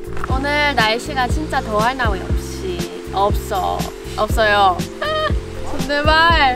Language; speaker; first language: Korean; non-native, fluent; English